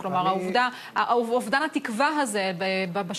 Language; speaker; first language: Hebrew; native; Hebrew